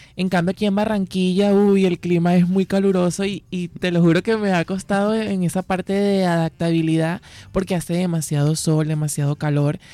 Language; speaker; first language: Spanish; native; Spanish